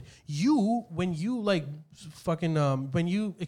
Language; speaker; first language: English; non-native, local second language; Urdu